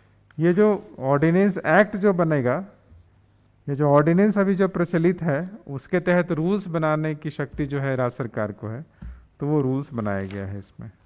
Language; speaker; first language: Hindi; native; Hindi